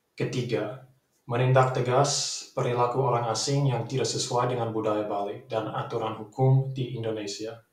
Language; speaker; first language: Indonesian; non-native, fluent; English